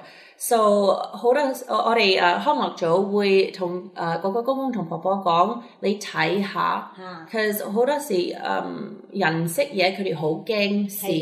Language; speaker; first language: Cantonese; early bilingual, heritage; Cantonese